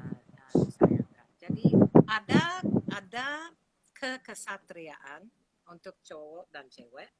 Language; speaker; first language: Indonesian; non-native, fluent; English